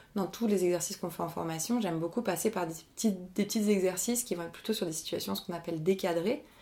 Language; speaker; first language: French; native; French